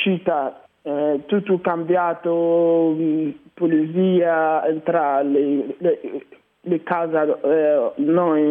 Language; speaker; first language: Italian; non-native, learner; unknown